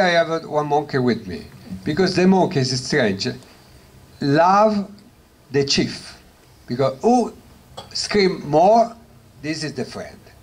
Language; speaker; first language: English; non-native, learner; Italian